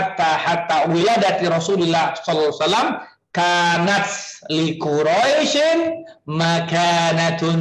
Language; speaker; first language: Arabic; non-native, fluent; Indonesian